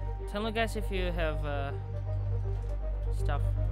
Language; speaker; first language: English; non-native, fluent; Vietnamese